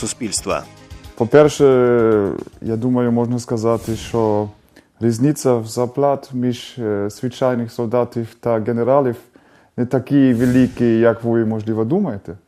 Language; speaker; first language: Ukrainian; non-native, fluent; German